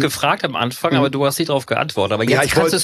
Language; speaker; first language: German; native; German